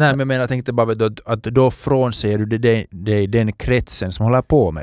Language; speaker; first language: Swedish; native; Swedish